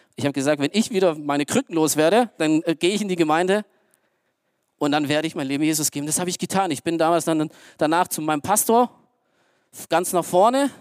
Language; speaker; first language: German; early bilingual, other home language; Romanian